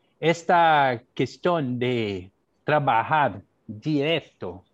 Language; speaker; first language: Portuguese; non-native, fluent; Spanish